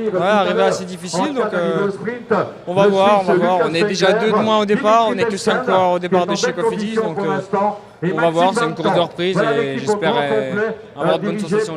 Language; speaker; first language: French; native; French